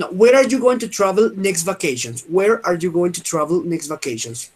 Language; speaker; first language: English; non-native, fluent; Spanish